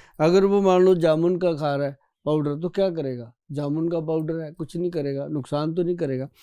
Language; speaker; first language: Hindi; native; Hindi